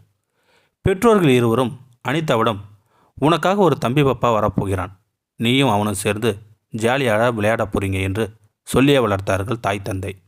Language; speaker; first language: Tamil; native; Tamil